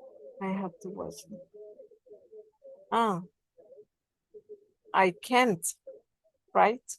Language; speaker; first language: English; non-native, learner; Spanish